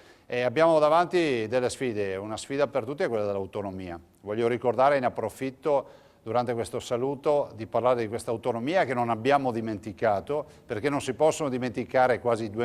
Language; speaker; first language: Italian; native; Italian